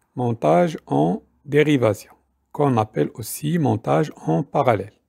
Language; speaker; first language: French; non-native, local second language; Arabic